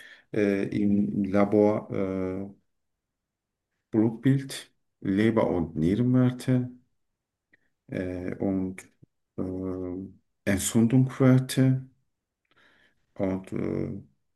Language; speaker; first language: German; non-native, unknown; Turkish